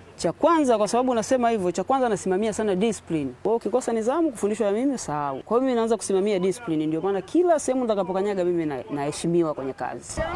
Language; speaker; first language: Swahili; native; Swahili